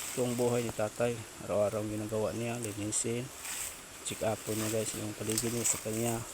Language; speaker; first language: Filipino; non-native, local second language; Cebuano